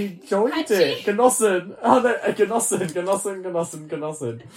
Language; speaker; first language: German; non-native, learner; English